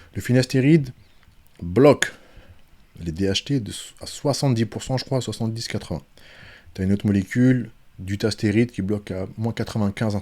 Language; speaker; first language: French; native; French